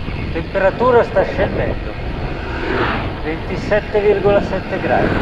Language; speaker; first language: Italian; native; Italian